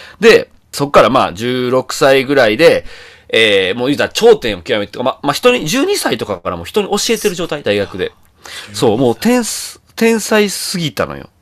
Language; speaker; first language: Japanese; native; Japanese